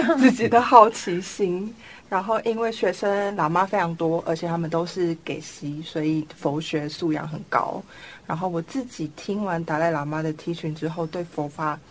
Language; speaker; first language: Chinese; native; Chinese